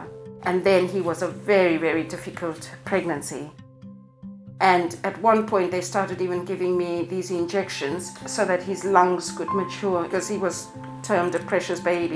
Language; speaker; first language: English; non-native, local second language; Shona